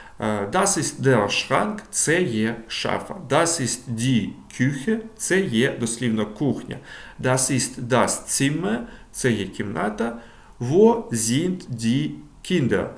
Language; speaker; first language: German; non-native, fluent; Ukrainian